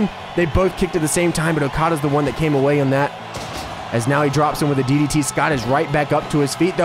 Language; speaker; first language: English; native; English